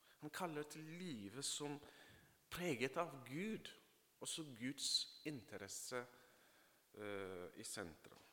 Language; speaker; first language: Norwegian; non-native, fluent; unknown